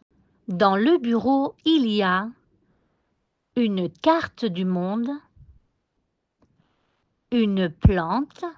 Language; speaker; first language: French; non-native, fluent; Spanish